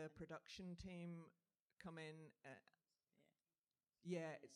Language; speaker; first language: English; native; English